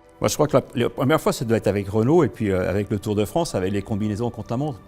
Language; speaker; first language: French; native; French